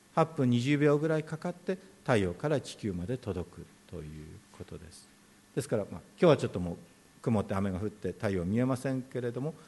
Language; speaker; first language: Japanese; native; Japanese